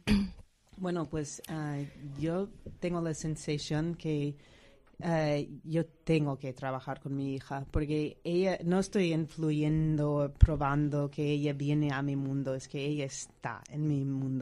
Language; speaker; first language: Spanish; non-native, fluent; English